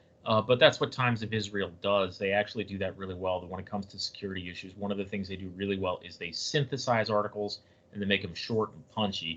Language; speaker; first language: English; native; English